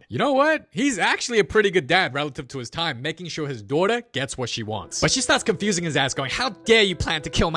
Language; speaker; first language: English; native; English